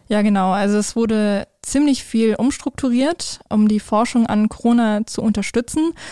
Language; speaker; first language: German; native; German